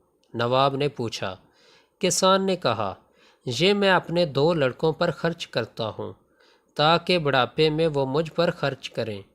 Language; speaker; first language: Urdu; native; Urdu